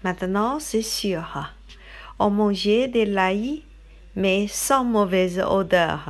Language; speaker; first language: French; non-native, learner; Chinese